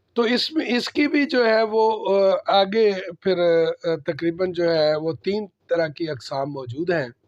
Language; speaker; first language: Urdu; non-native, local second language; Punjabi